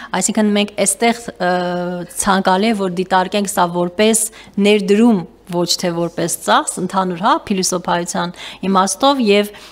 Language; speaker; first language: Armenian; native; Armenian